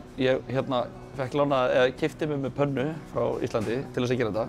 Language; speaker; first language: Icelandic; native; Icelandic